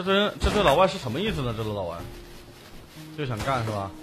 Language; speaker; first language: Chinese; native; Chinese